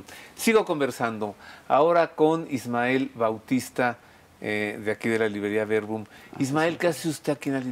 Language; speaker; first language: Spanish; native; Spanish